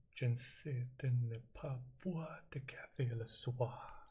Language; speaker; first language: French; non-native, learner; English